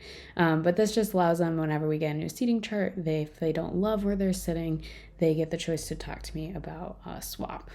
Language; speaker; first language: English; native; English